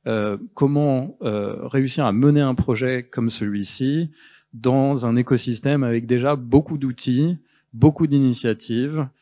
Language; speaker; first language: French; native; French